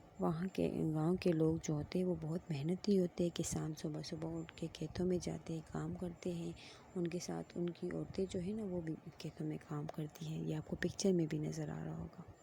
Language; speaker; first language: Urdu; non-native, local second language; Pashto